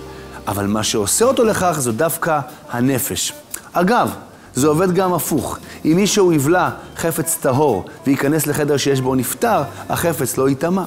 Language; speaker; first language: Hebrew; native; Hebrew